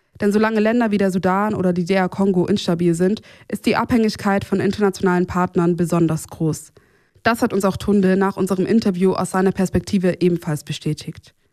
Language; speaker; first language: German; native; German